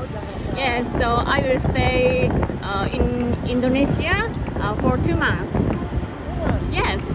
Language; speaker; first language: English; non-native, learner; Japanese